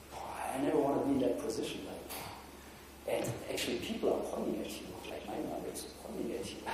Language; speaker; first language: English; non-native, fluent; German